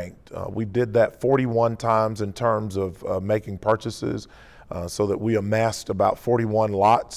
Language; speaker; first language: English; native; English